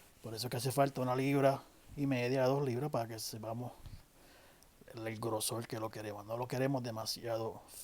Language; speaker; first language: Spanish; native; Spanish